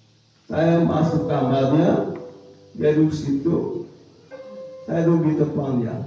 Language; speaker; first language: Indonesian; non-native, fluent; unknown